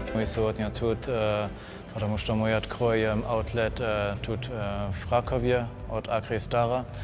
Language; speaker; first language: Russian; non-native, fluent; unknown